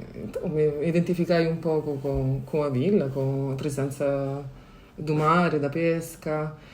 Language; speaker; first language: Portuguese; non-native, fluent; Italian